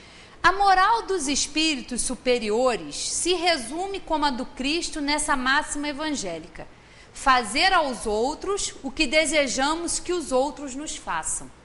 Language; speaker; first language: Portuguese; native; Portuguese